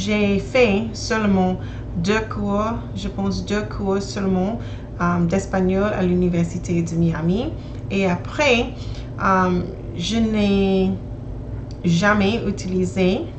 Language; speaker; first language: French; non-native, learner; English